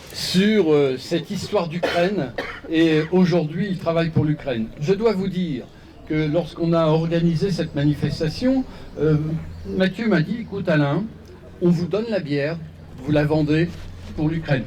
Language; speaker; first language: French; native; French